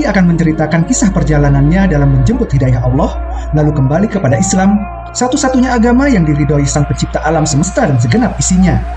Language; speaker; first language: Indonesian; native; Indonesian